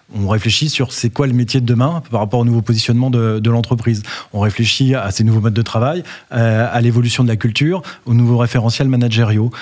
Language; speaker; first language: French; native; French